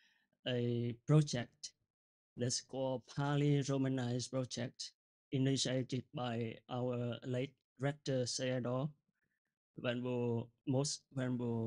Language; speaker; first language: English; non-native, fluent; Vietnamese